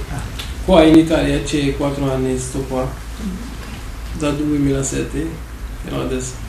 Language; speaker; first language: Italian; non-native, learner; Arabic